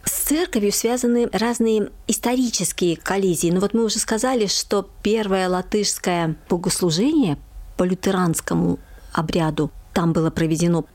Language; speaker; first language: Russian; native; Russian